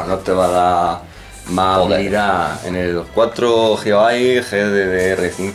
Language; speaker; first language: Spanish; native; Spanish